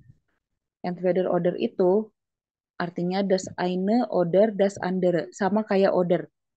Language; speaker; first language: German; non-native, fluent; Indonesian